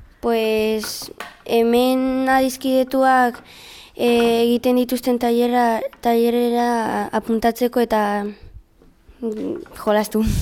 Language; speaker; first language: Basque; non-native, local second language; Spanish